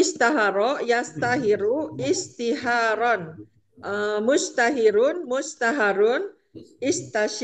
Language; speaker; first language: Arabic; non-native, learner; Indonesian